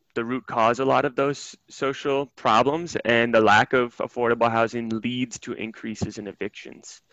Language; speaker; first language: English; native; English